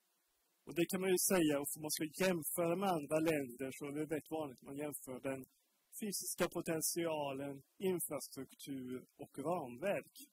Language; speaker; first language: Swedish; native; Swedish